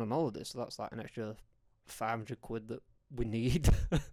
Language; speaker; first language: English; native; English